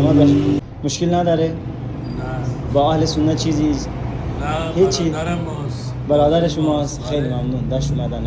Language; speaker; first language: Persian; non-native, learner; Urdu